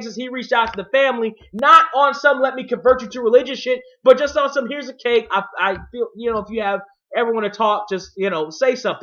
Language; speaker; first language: English; native; English